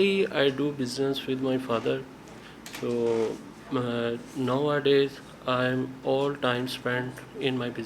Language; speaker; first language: English; non-native, learner; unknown